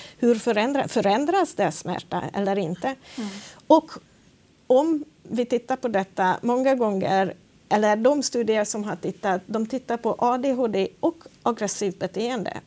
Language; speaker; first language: Swedish; non-native, fluent; Hungarian